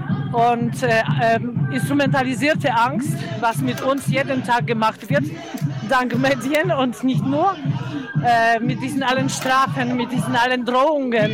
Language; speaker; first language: German; non-native, fluent; Polish